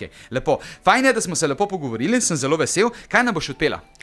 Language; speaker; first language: Slovenian; native; Slovenian